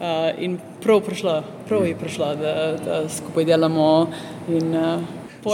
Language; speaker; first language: Slovenian; early bilingual, heritage; Slovenian